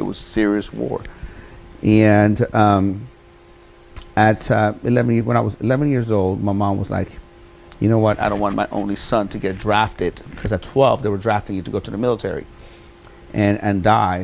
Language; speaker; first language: English; early bilingual, other home language; Persian